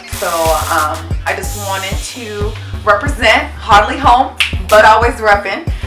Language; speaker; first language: English; native; English